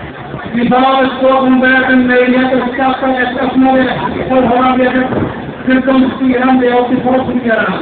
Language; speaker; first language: Swedish; non-native, fluent; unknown